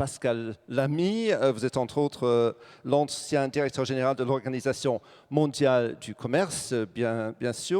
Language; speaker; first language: French; native; French